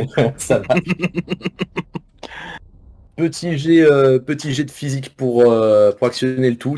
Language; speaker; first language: French; native; French